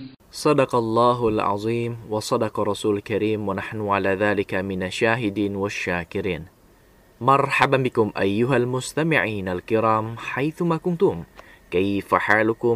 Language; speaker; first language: Arabic; non-native, fluent; Indonesian